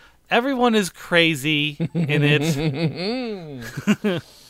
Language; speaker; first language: English; native; English